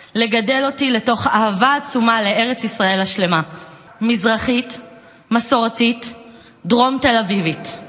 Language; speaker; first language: Hebrew; native; Hebrew